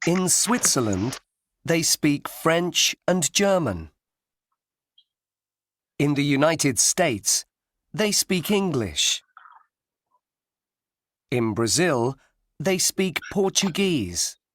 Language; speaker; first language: English; non-native, learner; Spanish